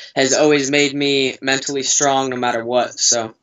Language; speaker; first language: English; native; English